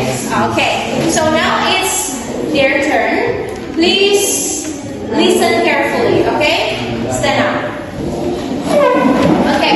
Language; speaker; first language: English; non-native, fluent; Indonesian